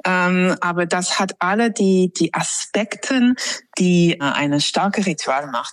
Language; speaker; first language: German; non-native, fluent; English